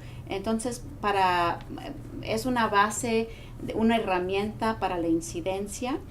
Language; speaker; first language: Spanish; non-native, fluent; English